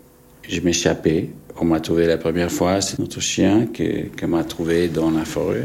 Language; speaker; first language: French; non-native, fluent; English